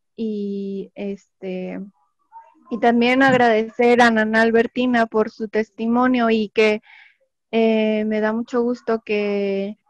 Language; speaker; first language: Spanish; native; Spanish